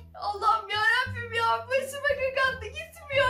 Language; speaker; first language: Turkish; native; Turkish